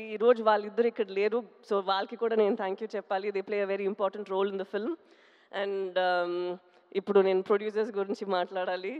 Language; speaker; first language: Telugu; non-native, local second language; Tamil